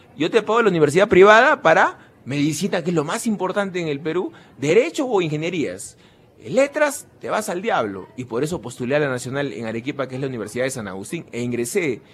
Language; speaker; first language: Spanish; native; Spanish